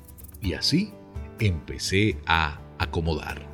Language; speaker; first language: Spanish; native; Spanish